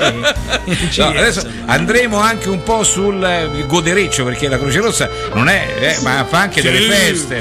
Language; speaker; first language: Italian; native; Italian